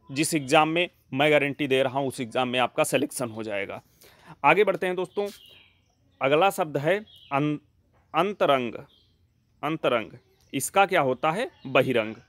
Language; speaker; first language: Hindi; native; Hindi